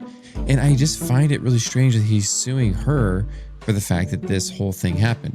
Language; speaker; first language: English; native; English